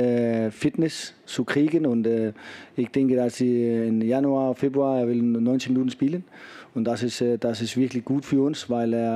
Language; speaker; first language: German; non-native, fluent; Danish